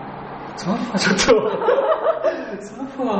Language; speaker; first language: Japanese; non-native, learner; Korean